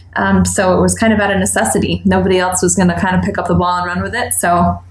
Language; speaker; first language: English; native; English